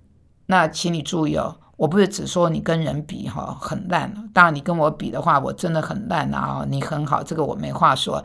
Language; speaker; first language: Chinese; non-native, fluent; Korean